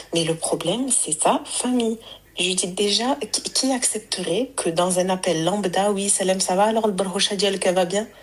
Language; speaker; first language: French; early bilingual, other home language; Arabic